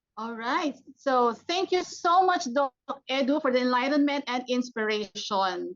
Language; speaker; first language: English; non-native, local second language; Filipino